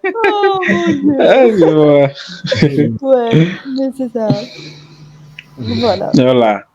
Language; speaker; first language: French; non-native, fluent; Arabic